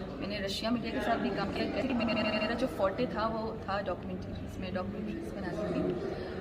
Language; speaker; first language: Urdu; non-native, local second language; Baluchi